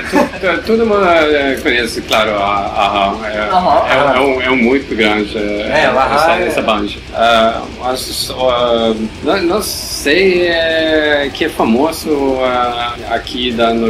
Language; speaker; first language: Portuguese; non-native, learner; Norwegian